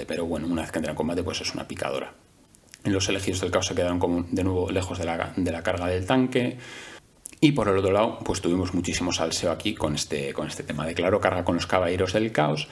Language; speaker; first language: Spanish; native; Spanish